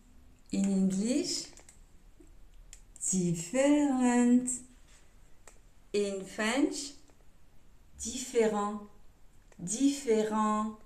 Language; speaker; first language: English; non-native, learner; French